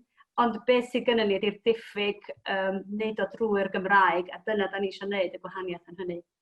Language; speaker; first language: Welsh; native; Welsh